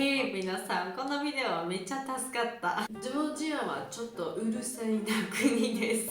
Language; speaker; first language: Japanese; non-native, learner; Georgian